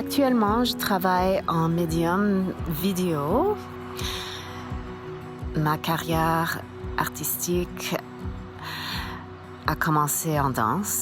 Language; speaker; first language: French; non-native, fluent; English